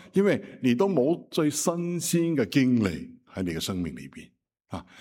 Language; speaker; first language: Cantonese; non-native, fluent; Chinese